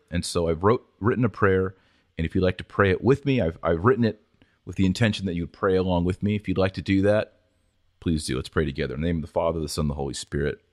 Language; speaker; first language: English; native; English